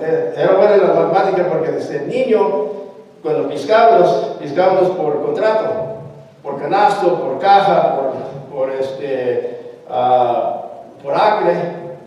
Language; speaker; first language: Spanish; early bilingual, heritage; Spanish